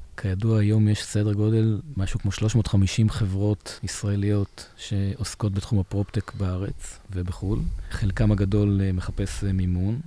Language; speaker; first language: Hebrew; native; Hebrew